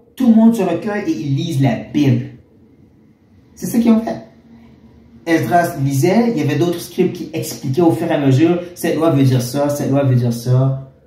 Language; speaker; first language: French; native; French